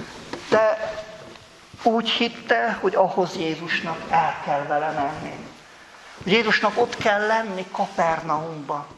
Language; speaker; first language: Hungarian; native; Hungarian